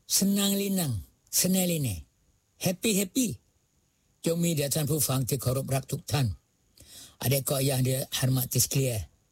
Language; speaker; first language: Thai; non-native, local second language; Malay